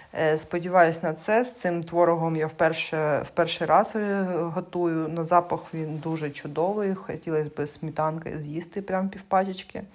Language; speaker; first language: Ukrainian; non-native, local second language; Russian